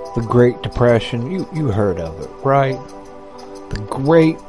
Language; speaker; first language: English; native; English